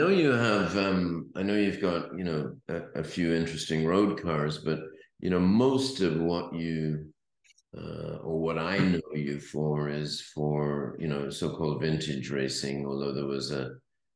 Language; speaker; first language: English; native; English